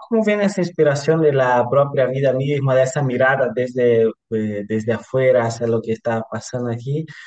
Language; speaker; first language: Spanish; non-native, fluent; Portuguese